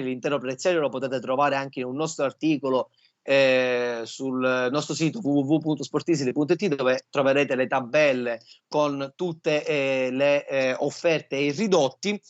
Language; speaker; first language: Italian; native; Italian